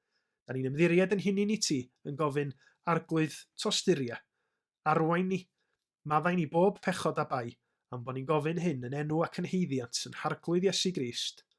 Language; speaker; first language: Welsh; native; Welsh